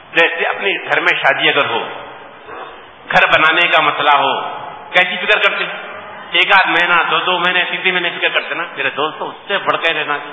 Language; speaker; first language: Urdu; native; Urdu